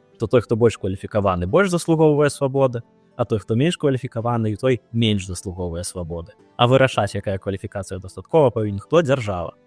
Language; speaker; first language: Belarusian; non-native, local second language; Russian